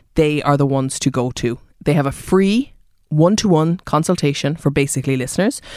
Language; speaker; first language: English; native; English